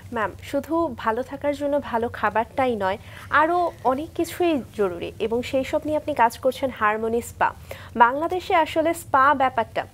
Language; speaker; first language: Bangla; native; Bangla